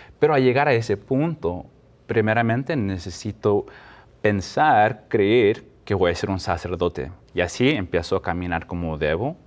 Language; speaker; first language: Spanish; early bilingual, heritage; Spanish